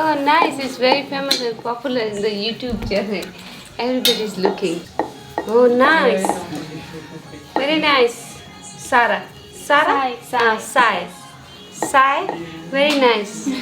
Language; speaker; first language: English; non-native, learner; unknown